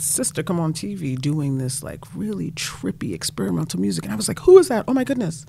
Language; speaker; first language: English; native; English